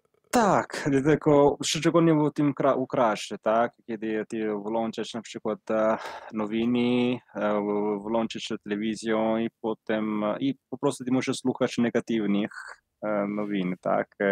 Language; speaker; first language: Polish; non-native, learner; Italian